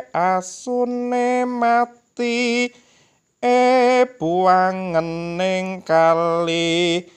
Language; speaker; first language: Indonesian; non-native, local second language; Javanese